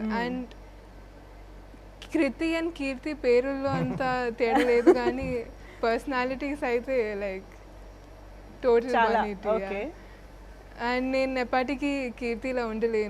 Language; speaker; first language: Telugu; non-native, fluent; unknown